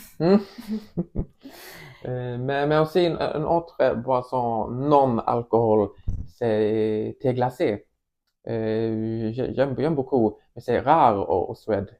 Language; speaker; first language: French; non-native, learner; Swedish